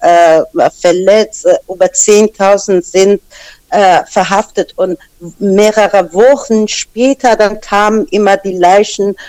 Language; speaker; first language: German; non-native, fluent; Persian